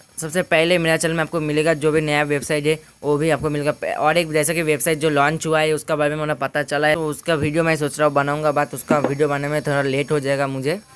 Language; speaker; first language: Hindi; non-native, local second language; Bangla